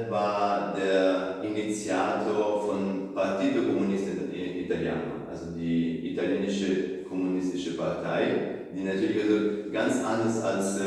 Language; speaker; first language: German; non-native, fluent; Italian